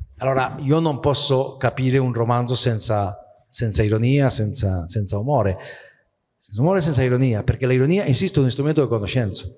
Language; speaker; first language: Italian; non-native, fluent; Spanish